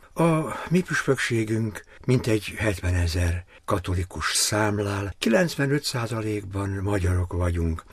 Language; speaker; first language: Hungarian; native; Hungarian